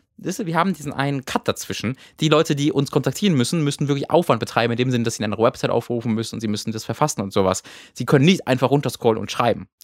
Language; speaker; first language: German; native; German